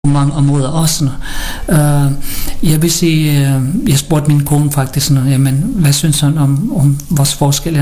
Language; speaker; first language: Danish; early bilingual, other home language; Filipino